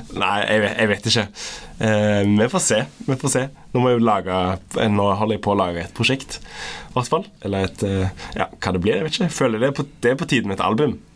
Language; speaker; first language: Norwegian; native; Norwegian